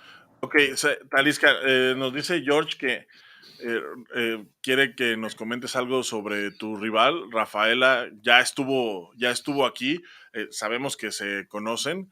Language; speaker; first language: Spanish; native; Spanish